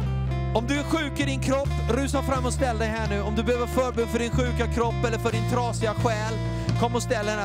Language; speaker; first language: Swedish; native; Swedish